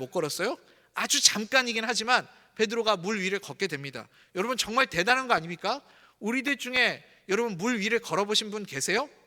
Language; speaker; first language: Korean; native; Korean